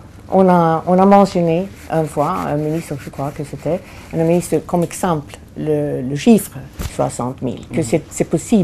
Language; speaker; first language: French; non-native, fluent; Swedish